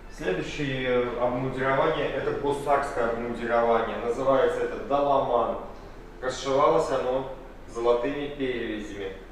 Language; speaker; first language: Russian; native; Russian